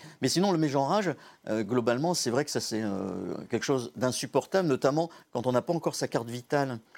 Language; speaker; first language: French; native; French